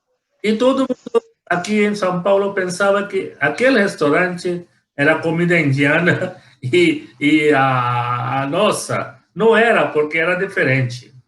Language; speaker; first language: Portuguese; non-native, fluent; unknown